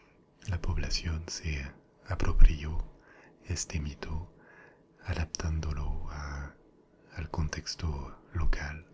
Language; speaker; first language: Spanish; non-native, fluent; French